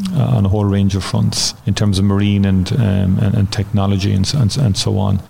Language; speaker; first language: English; native; English